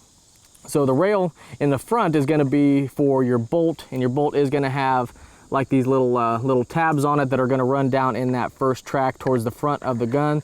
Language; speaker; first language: English; native; English